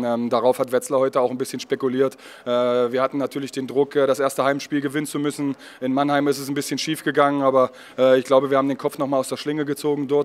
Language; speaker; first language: German; native; German